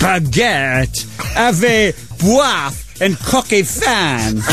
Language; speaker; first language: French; non-native, learner; English